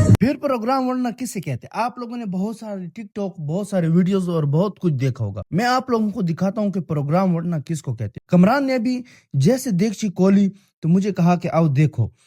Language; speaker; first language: Urdu; non-native, local second language; Pashto